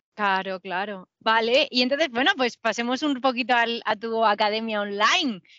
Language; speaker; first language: Spanish; native; Spanish